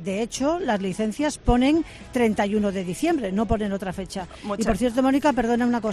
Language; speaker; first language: Spanish; native; Spanish